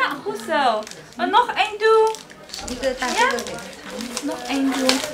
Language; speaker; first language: Dutch; non-native, learner; Chinese